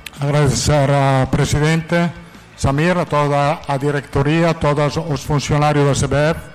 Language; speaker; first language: Portuguese; non-native, fluent; Italian